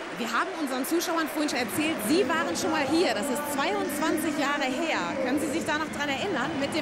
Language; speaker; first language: German; native; German